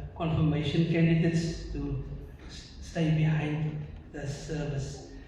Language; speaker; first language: English; non-native, local second language; Afrikaans